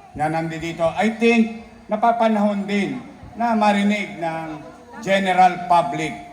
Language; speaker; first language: Filipino; native; Filipino